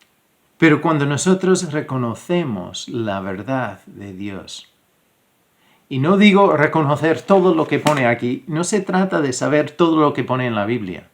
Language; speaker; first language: Spanish; non-native, fluent; English